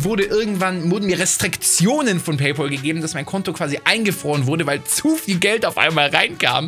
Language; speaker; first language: German; native; German